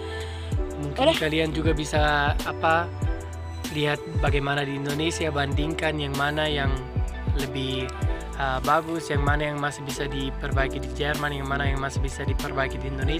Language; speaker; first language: Indonesian; non-native, fluent; German